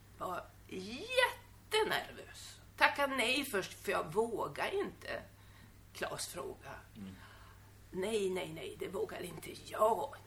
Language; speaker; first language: Swedish; native; Swedish